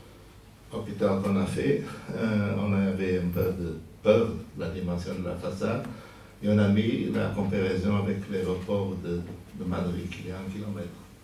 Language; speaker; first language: French; non-native, fluent; Portuguese